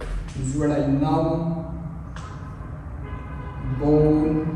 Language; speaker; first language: Vietnamese; non-native, learner; Hindi